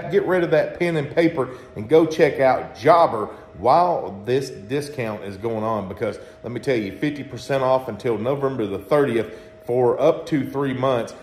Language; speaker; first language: English; native; English